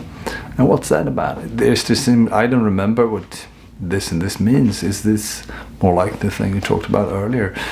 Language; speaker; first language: English; non-native, fluent; Swedish